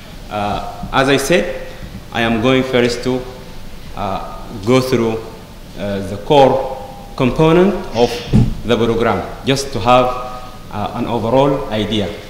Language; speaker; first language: English; non-native, fluent; Arabic